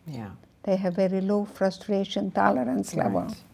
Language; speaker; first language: English; non-native, fluent; Hungarian